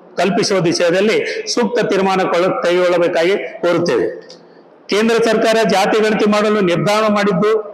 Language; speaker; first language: Kannada; non-native, local second language; Lambadi